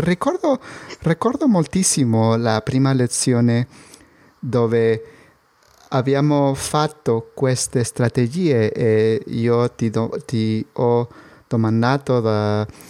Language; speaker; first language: Italian; non-native, fluent; Spanish